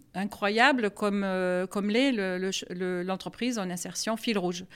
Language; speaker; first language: French; non-native, fluent; German